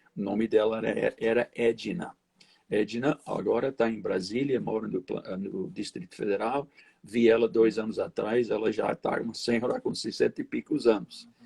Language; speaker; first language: Portuguese; non-native, fluent; English